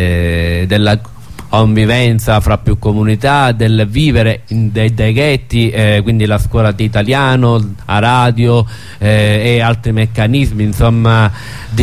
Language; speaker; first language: Italian; native; Italian